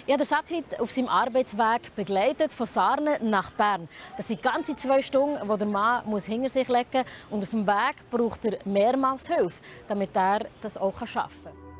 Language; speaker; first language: German; native; German